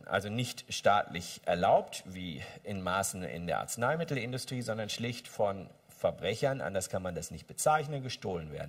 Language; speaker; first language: German; native; German